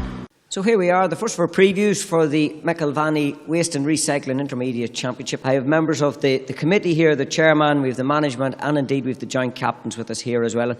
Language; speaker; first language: English; native; English